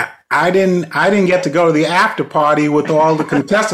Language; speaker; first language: English; native; English